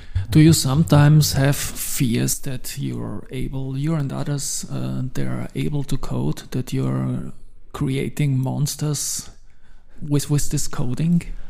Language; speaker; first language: English; non-native, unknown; German